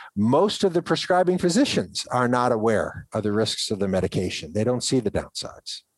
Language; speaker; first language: English; native; English